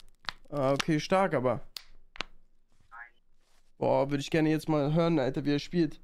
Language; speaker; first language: German; native; German